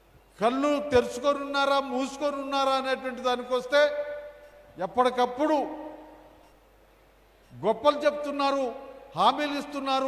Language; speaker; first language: Telugu; native; Telugu